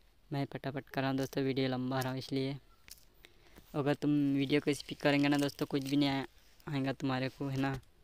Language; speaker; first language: Hindi; native; Hindi